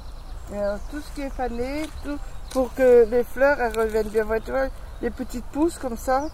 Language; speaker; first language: French; native; French